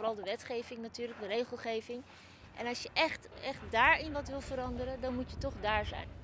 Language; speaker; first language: Dutch; early bilingual, other home language; Turkish